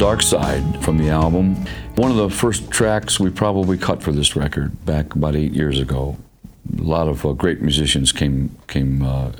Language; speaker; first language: English; native; English